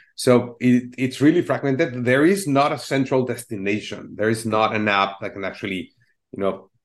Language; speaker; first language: English; non-native, fluent; Spanish